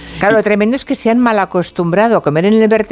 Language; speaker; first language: Spanish; native; Spanish